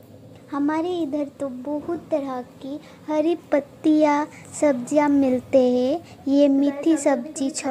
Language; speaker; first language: Hindi; non-native, local second language; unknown